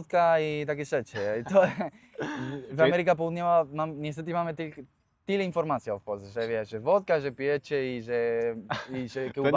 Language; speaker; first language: Polish; non-native, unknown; Spanish